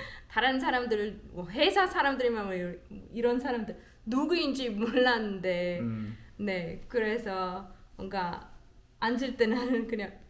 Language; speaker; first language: Korean; non-native, learner; German